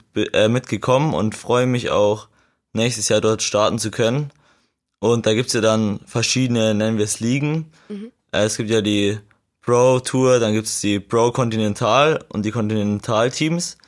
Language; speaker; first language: German; native; German